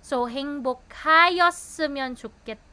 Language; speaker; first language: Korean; non-native, fluent; Filipino